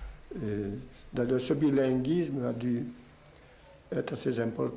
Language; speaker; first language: French; non-native, local second language; Occitan